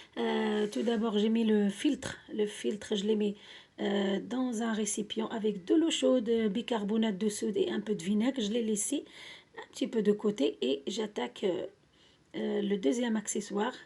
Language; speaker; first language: French; non-native, local second language; Arabic